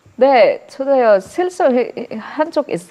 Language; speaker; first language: Korean; non-native, learner; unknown